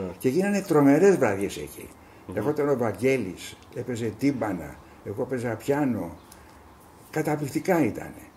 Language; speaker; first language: Greek; native; Greek